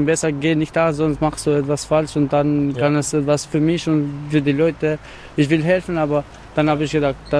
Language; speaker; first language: German; non-native, learner; Albanian